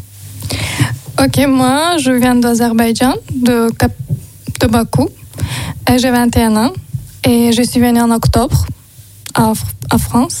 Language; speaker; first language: French; non-native, learner; Azerbaijani